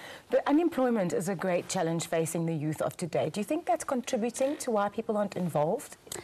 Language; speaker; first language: English; non-native, local second language; Afrikaans